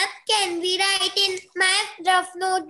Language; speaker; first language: English; non-native, local second language; Hindi